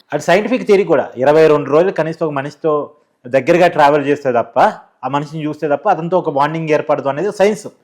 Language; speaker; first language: Telugu; native; Telugu